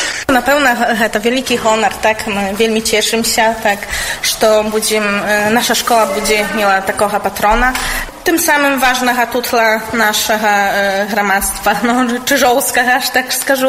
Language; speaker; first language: Belarusian; non-native, local second language; Polish